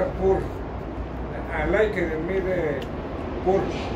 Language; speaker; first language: English; non-native, learner; Spanish